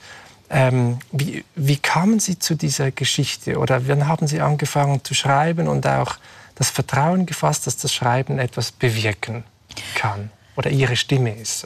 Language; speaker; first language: German; native; German